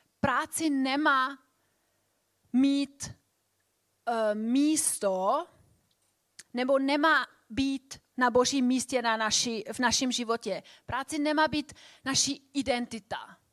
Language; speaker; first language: Czech; non-native, fluent; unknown